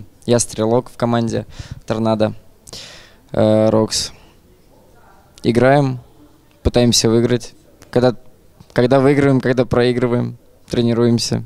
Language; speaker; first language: Russian; native; Russian